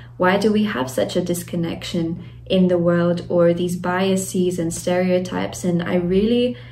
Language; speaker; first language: English; native; English